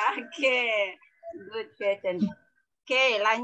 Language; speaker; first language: English; non-native, learner; Indonesian